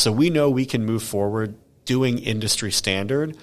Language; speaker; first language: English; native; English